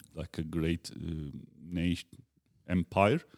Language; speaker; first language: English; non-native, fluent; Turkish